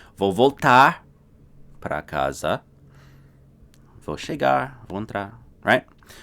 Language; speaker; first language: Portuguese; non-native, fluent; English